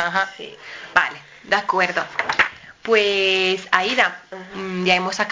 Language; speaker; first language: Spanish; native; Spanish